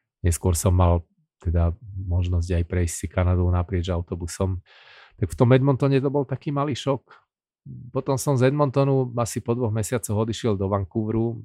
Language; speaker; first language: Slovak; native; Slovak